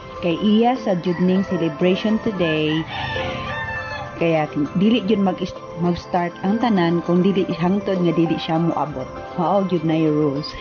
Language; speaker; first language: Cebuano; native; Cebuano